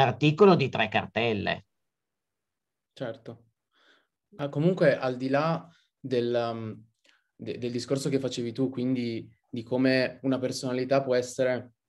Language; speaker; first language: Italian; native; Italian